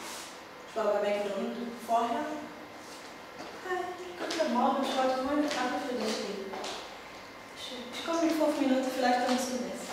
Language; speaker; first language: German; non-native, learner; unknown